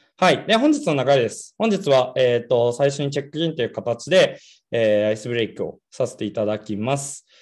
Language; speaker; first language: Japanese; native; Japanese